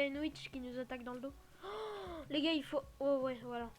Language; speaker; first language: French; native; French